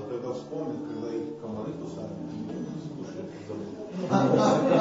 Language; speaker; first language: Russian; non-native, local second language; Lithuanian